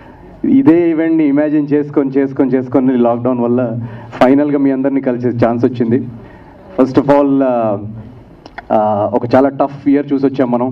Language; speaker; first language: Telugu; native; Telugu